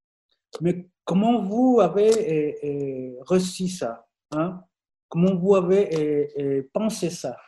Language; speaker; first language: French; non-native, fluent; Spanish